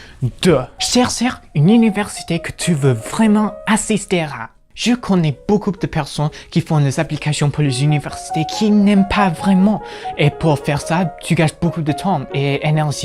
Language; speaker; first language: French; non-native, fluent; English